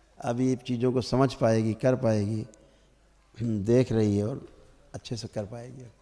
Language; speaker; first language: Hindi; native; Hindi